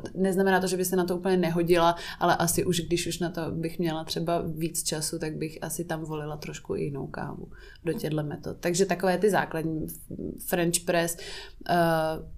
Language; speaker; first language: Czech; native; Czech